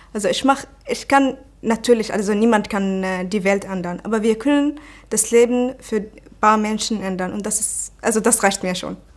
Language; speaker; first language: German; non-native, fluent; Arabic